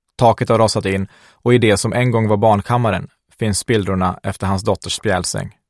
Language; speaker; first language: Swedish; early bilingual, other home language; Kurdish